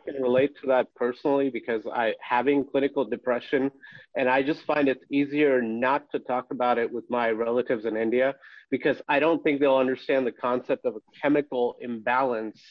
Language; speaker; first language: English; native; English